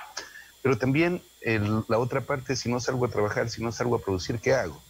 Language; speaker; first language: Spanish; native; Spanish